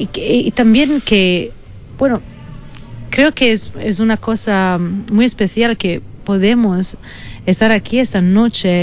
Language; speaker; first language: Spanish; non-native, fluent; Italian